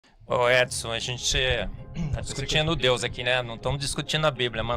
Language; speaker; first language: Portuguese; native; Portuguese